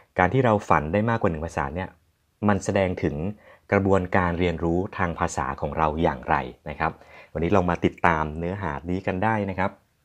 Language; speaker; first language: Thai; native; Thai